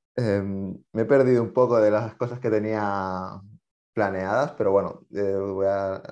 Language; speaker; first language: Spanish; native; Spanish